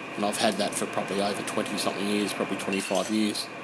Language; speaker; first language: English; native; English